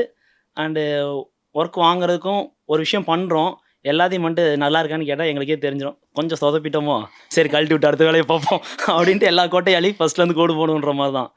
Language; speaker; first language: Tamil; native; Tamil